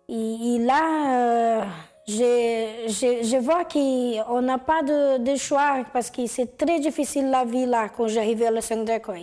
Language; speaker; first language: French; non-native, learner; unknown